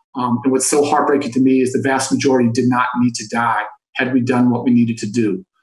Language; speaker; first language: English; native; English